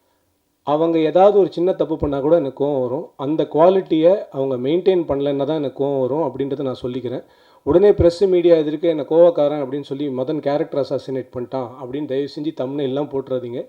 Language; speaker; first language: Tamil; native; Tamil